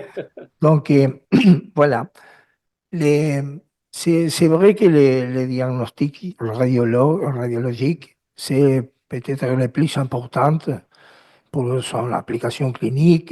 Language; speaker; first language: French; non-native, learner; Spanish